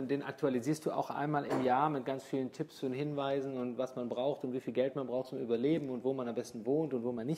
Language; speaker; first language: German; native; German